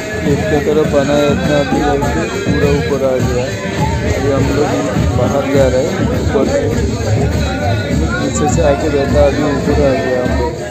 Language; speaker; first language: Hindi; non-native, fluent; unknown